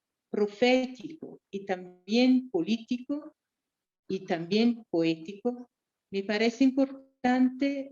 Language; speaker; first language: Spanish; non-native, fluent; Portuguese